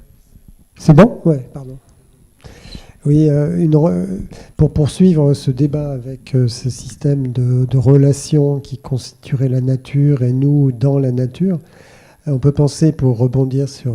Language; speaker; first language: French; native; French